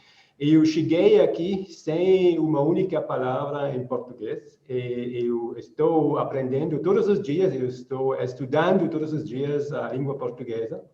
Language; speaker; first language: Portuguese; non-native, learner; German